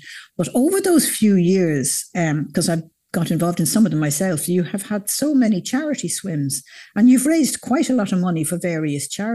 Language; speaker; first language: English; native; English